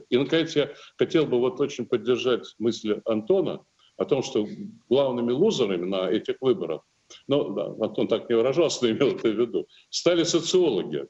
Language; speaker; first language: Russian; native; Russian